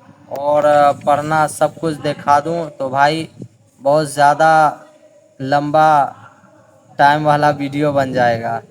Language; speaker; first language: Hindi; native; Hindi